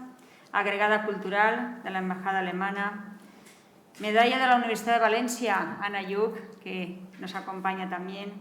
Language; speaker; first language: Spanish; native; Spanish